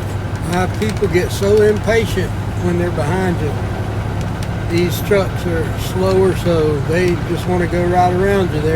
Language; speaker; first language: English; native; English